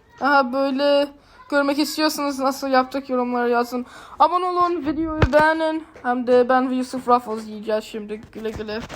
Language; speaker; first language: Turkish; early bilingual, heritage; Turkish